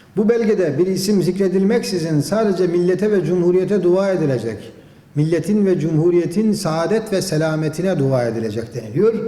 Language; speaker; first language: Turkish; native; Turkish